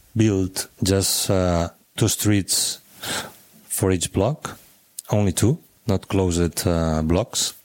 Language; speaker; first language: English; non-native, fluent; Catalan